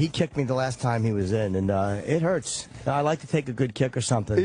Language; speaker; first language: English; native; English